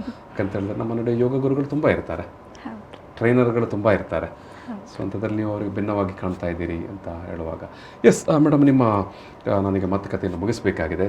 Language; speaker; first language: Kannada; native; Kannada